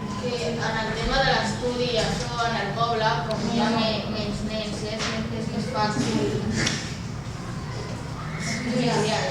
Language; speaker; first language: Catalan; early bilingual, other home language; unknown